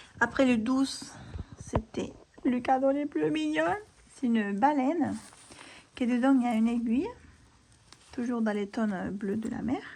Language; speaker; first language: French; non-native, fluent; Spanish